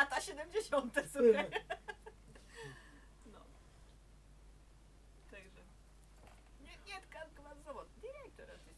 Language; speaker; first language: Polish; native; Polish